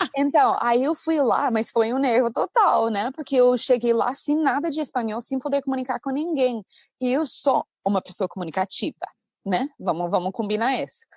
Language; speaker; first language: Portuguese; non-native, fluent; English